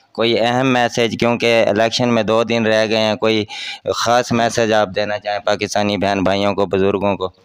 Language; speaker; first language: Urdu; non-native, local second language; Saraiki